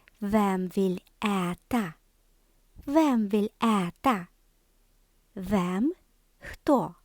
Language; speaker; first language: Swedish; non-native, fluent; Ukrainian